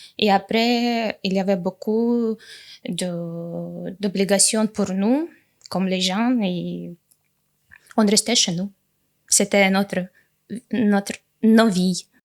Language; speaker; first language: French; non-native, fluent; Russian